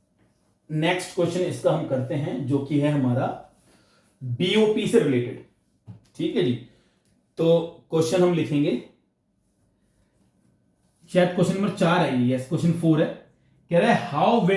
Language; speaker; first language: Hindi; native; Hindi